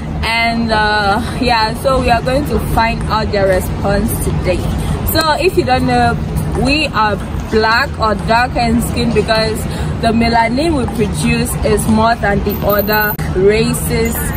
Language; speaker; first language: English; native; English